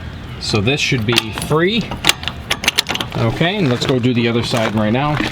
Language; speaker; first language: English; native; English